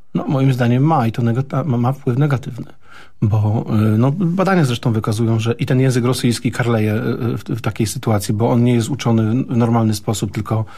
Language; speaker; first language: Polish; native; Polish